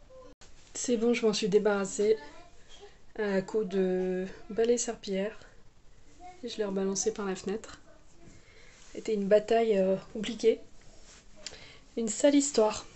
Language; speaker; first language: French; native; French